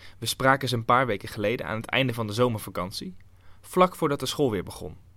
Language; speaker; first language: Dutch; native; Dutch